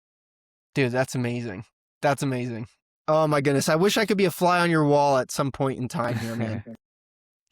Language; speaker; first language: English; native; English